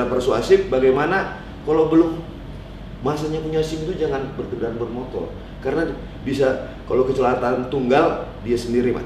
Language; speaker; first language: Indonesian; native; Indonesian